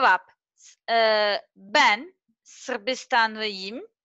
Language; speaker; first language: Turkish; non-native, learner; Serbian